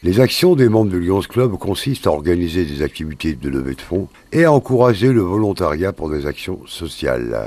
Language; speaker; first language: French; native; French